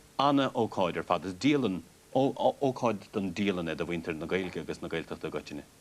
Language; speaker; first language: Irish; native; Irish